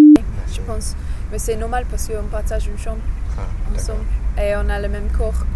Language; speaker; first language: French; non-native, learner; English